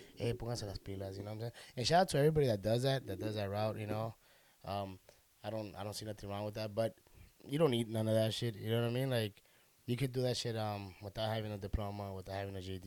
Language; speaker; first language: English; early bilingual, other home language; Spanish